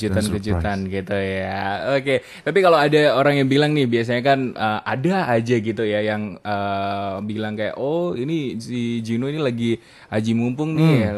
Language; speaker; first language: Indonesian; native; Indonesian